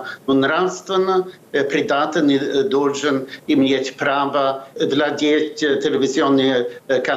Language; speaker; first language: Russian; non-native, fluent; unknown